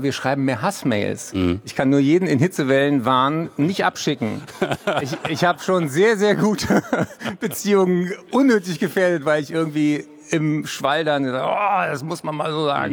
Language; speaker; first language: German; native; German